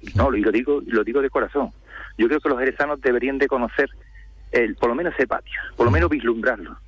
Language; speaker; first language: Spanish; native; Spanish